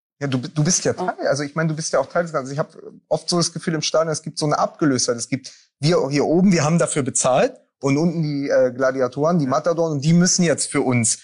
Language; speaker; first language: German; native; German